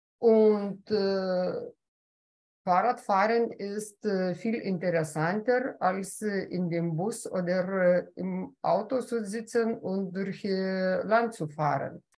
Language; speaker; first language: German; non-native, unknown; Lithuanian